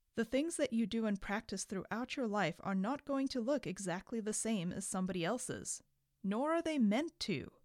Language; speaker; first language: English; native; English